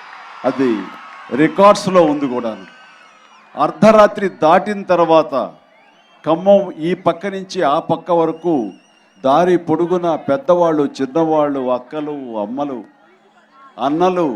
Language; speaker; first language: Telugu; native; Telugu